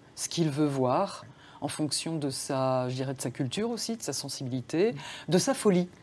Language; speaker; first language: French; native; French